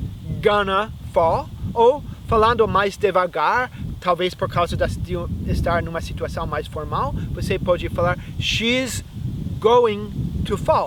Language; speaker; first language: Portuguese; non-native, fluent; English